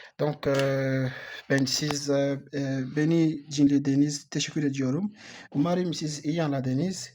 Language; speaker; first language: Turkish; non-native, learner; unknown